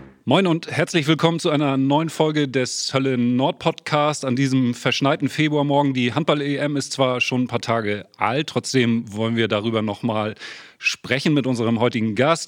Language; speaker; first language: German; native; German